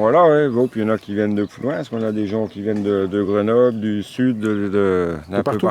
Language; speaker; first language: French; native; French